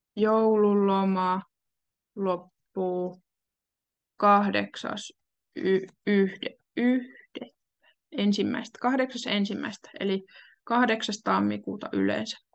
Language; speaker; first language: Finnish; native; Finnish